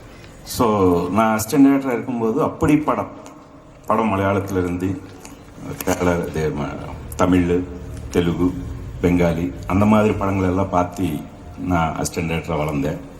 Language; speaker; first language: Tamil; non-native, fluent; Telugu